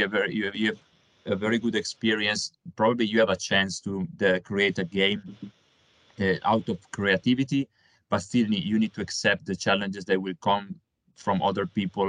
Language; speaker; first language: English; non-native, fluent; Italian